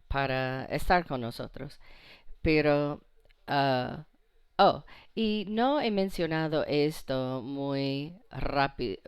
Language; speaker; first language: Spanish; non-native, fluent; English